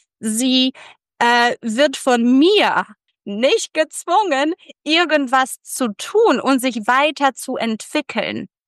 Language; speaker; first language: German; early bilingual, other home language; Polish